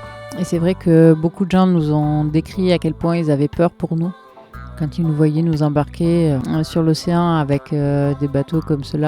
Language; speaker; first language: French; native; French